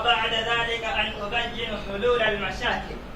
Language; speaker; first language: Arabic; non-native, learner; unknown